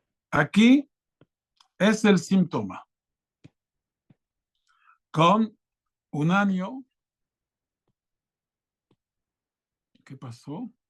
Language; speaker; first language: Spanish; non-native, fluent; French